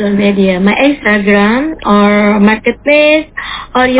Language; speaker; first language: English; non-native, learner; Indonesian